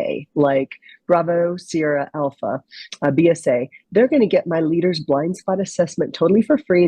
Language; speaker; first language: English; native; English